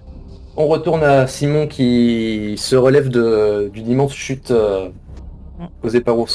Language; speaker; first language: French; native; French